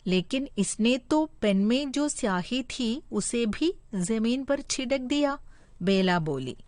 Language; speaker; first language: Hindi; non-native, local second language; Malayalam